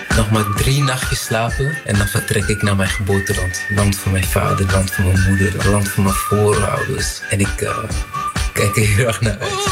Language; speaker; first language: Dutch; early bilingual, other home language; Kinyarwanda